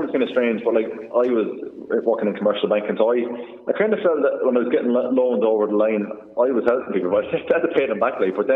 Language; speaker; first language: English; native; English